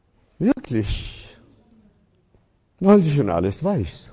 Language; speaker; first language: German; non-native, fluent; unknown